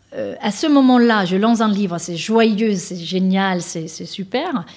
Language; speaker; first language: French; non-native, fluent; Danish